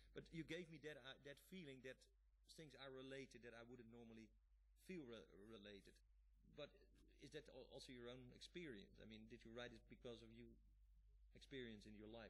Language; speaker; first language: English; non-native, fluent; Dutch